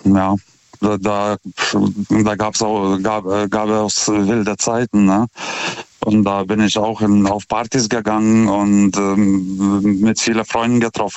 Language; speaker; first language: German; non-native, fluent; Lithuanian